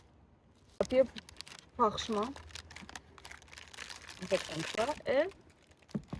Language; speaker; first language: French; non-native, learner; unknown